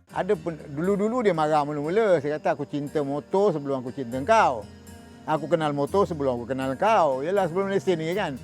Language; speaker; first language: Malay; native; Malay